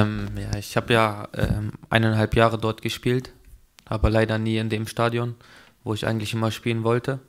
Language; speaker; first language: German; early bilingual, other home language; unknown